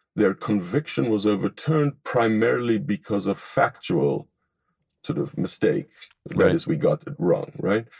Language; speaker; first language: English; non-native, fluent; Hebrew